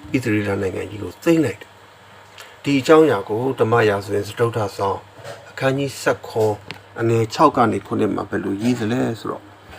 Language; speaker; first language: Burmese; non-native, local second language; S'gaw Karen